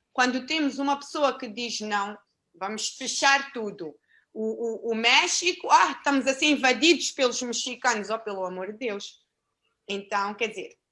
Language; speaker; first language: Portuguese; native; Portuguese